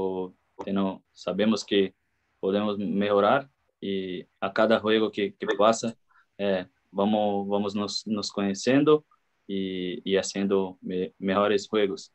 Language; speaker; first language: Spanish; non-native, learner; Portuguese